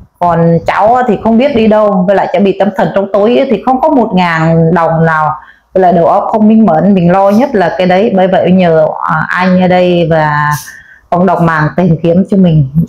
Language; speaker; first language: Vietnamese; non-native, local second language; Eastern Cham